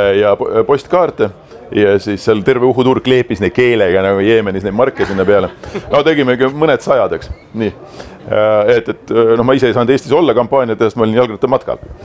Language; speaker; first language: Estonian; native; Estonian